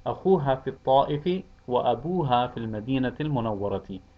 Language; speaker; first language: Arabic; non-native, fluent; English